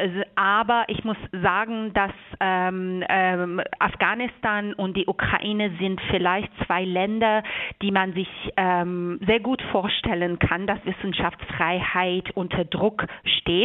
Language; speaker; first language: German; non-native, fluent; Persian